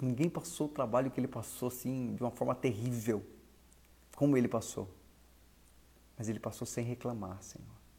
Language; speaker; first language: Portuguese; native; Portuguese